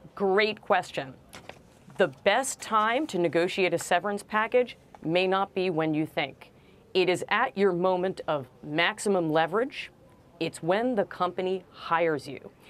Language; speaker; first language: English; native; English